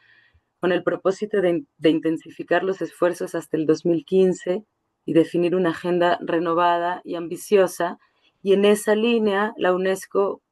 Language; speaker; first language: Spanish; native; Spanish